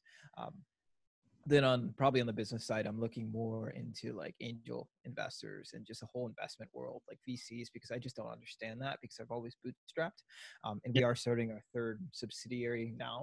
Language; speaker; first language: English; native; English